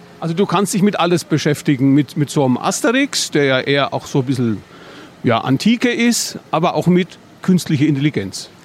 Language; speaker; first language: German; native; German